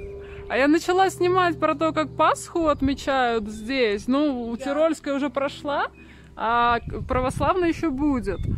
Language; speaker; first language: Russian; native; Russian